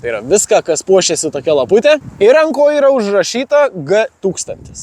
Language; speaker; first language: Lithuanian; native; Lithuanian